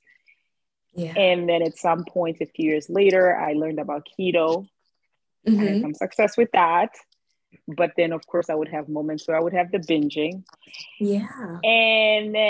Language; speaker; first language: English; non-native, local second language; Swati